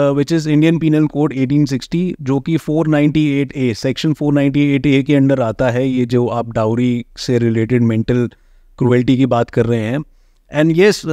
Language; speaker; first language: Hindi; native; Hindi